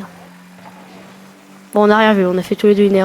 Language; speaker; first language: French; native; French